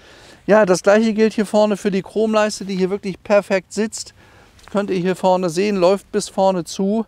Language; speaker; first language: German; native; German